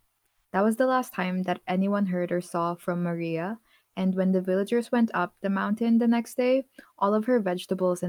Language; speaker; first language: English; non-native, local second language; Filipino